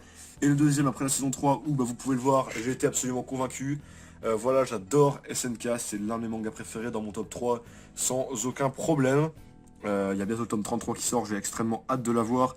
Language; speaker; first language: French; native; French